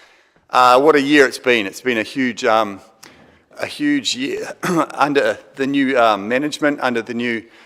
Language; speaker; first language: English; native; English